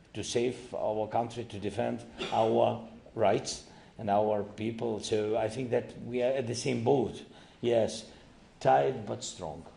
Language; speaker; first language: English; non-native, learner; Ukrainian